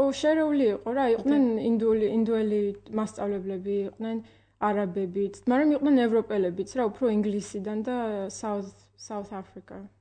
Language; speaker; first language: Georgian; early bilingual, heritage; Georgian